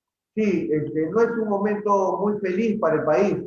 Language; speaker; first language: Spanish; native; Spanish